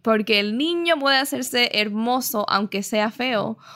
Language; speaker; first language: Spanish; early bilingual, heritage; Spanish